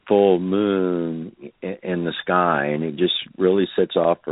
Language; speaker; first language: English; native; English